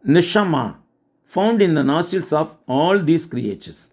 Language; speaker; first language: English; non-native, local second language; Tamil